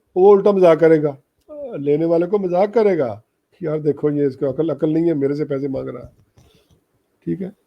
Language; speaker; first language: Urdu; non-native, local second language; Punjabi